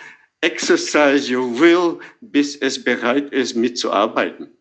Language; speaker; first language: German; non-native, fluent; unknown